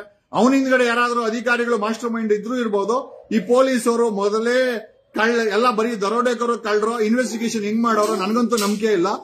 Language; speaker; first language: Kannada; native; Kannada